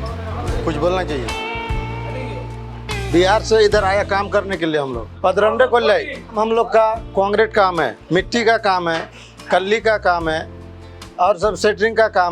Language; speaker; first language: Hindi; non-native, local second language; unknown